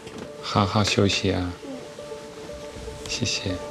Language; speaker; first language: Chinese; non-native, fluent; Dutch